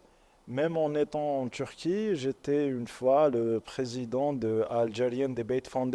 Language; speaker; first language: French; non-native, local second language; Arabic